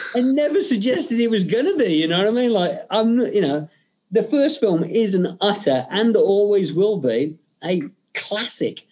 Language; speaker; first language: English; native; English